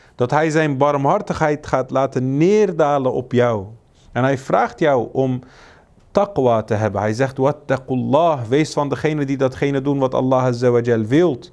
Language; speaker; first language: Dutch; early bilingual, other home language; Turkish